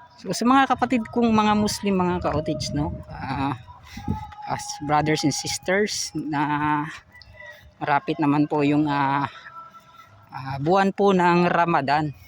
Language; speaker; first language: Filipino; native; Filipino